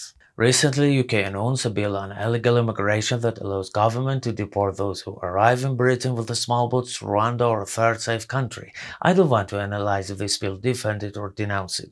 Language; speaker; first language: English; non-native, fluent; Persian